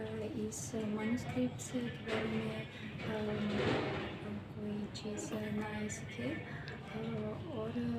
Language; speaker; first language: Hindi; non-native, learner; Russian